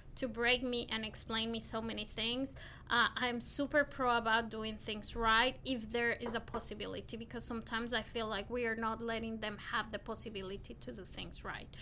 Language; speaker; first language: English; non-native, fluent; Spanish